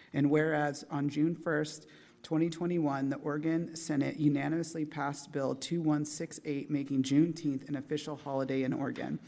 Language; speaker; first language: English; native; English